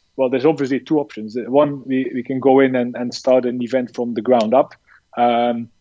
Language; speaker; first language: English; non-native, fluent; Dutch